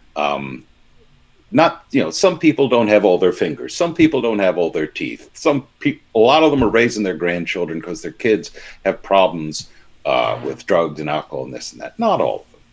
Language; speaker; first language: English; native; English